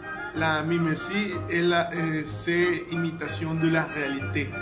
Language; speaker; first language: French; non-native, learner; Spanish